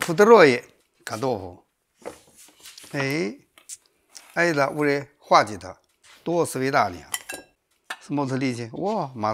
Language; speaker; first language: Russian; non-native, learner; Chinese